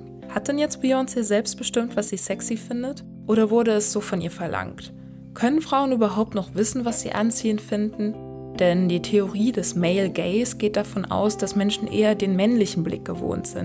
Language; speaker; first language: German; native; German